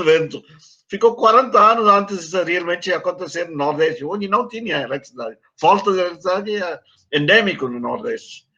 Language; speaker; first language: Portuguese; non-native, fluent; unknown